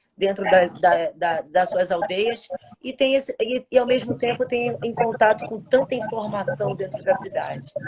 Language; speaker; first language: Portuguese; native; Portuguese